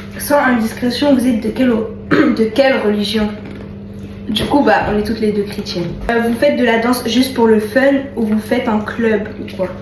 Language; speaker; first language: French; native; French